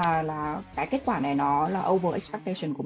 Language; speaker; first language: Vietnamese; native; Vietnamese